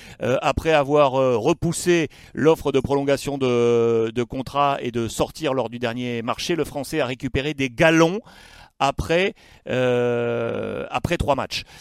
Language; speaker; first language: French; native; French